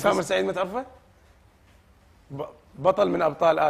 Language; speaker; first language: Arabic; native; Arabic